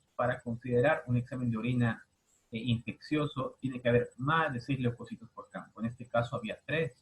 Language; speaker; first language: Spanish; native; Spanish